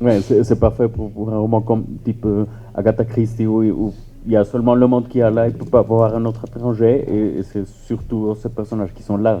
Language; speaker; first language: French; non-native, fluent; Spanish